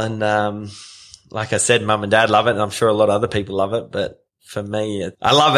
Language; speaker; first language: English; native; English